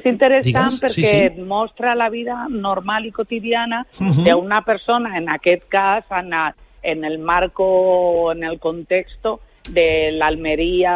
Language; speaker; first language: Catalan; non-native, local second language; Spanish